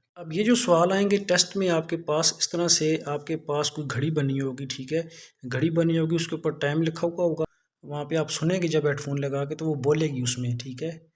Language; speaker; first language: Urdu; non-native, local second language; Punjabi